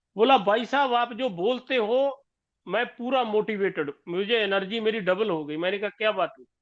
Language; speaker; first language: Hindi; non-native, local second language; Punjabi